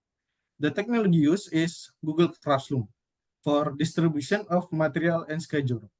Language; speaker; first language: English; non-native, learner; Indonesian